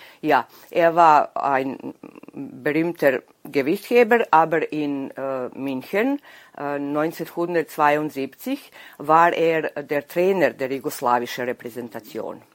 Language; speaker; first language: German; non-native, local second language; Serbian